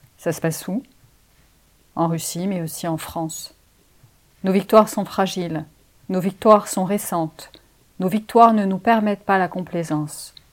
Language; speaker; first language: French; native; French